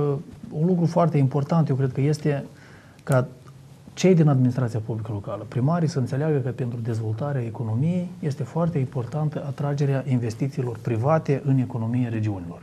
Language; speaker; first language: Romanian; native; Romanian